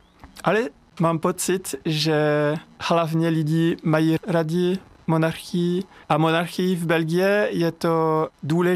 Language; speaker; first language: Czech; non-native, learner; French